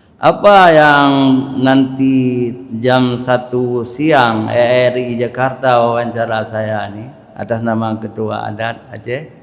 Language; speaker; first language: Malay; non-native, local second language; Achinese